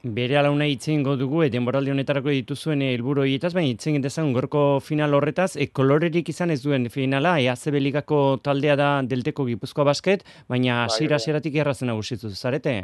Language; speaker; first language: Basque; native; Basque